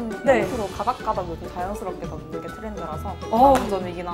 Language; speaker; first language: Korean; native; Korean